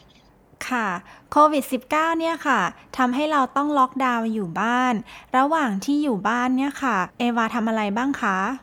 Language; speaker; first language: Thai; native; Thai